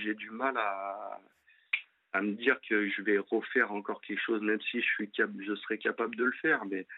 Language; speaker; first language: French; native; French